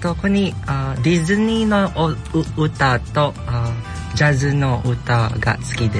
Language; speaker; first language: Japanese; non-native, learner; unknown